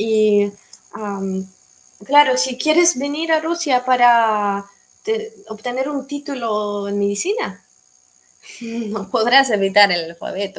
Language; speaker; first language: Spanish; non-native, fluent; Russian